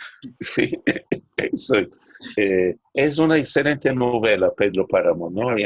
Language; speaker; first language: Spanish; early bilingual, heritage; Turkish